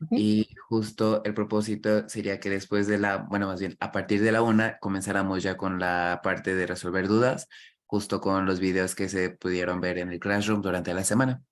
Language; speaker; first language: Spanish; native; Spanish